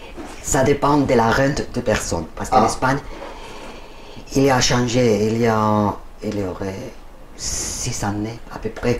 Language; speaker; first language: French; non-native, learner; Spanish